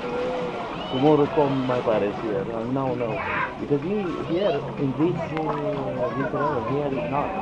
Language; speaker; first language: English; non-native, learner; Romanian